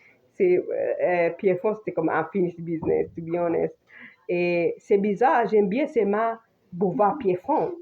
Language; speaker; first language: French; non-native, fluent; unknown